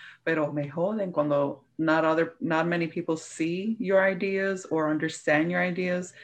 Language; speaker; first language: English; early bilingual, other home language; Spanish